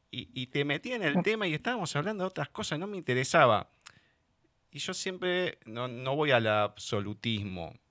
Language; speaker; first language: Spanish; native; Spanish